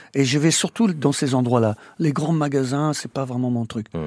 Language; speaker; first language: French; non-native, fluent; English